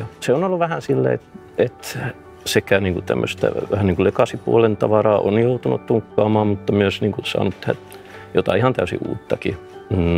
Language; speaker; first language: Finnish; native; Finnish